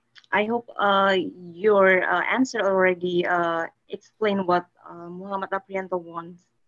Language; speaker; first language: English; non-native, fluent; Indonesian